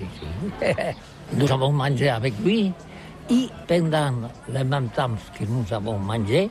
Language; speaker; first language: French; non-native, learner; Catalan